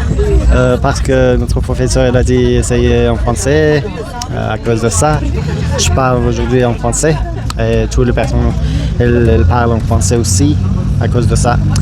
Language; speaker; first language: French; non-native, learner; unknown